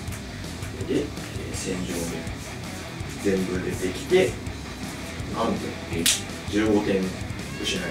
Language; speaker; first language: Japanese; native; Japanese